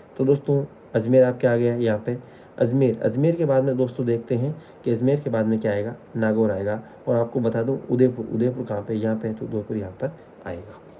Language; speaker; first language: Hindi; native; Hindi